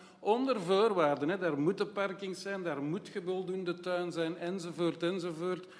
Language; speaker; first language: Dutch; native; Dutch